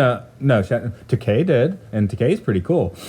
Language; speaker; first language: English; native; English